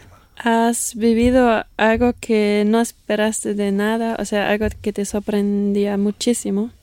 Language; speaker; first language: Spanish; non-native, fluent; German